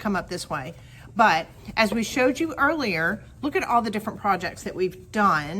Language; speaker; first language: English; native; English